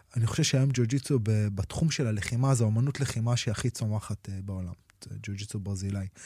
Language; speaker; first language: Hebrew; native; Hebrew